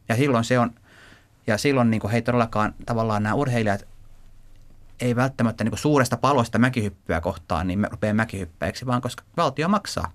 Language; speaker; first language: Finnish; native; Finnish